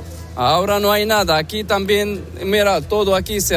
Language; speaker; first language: Spanish; non-native, learner; Arabic